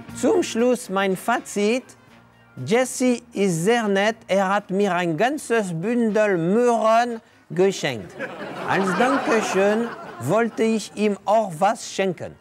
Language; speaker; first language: German; non-native, fluent; French